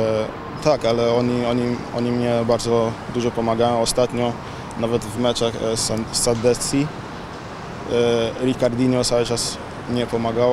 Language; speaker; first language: Polish; non-native, fluent; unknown